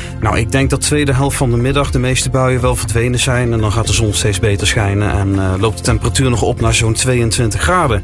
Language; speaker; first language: Dutch; native; Dutch